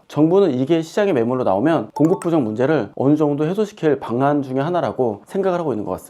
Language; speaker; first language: Korean; native; Korean